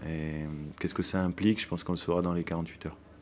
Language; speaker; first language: French; native; French